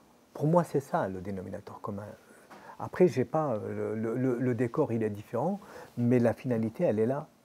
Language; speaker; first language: French; non-native, local second language; Arabic